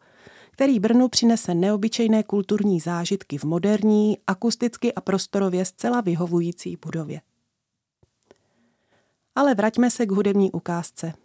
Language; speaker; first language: Czech; native; Czech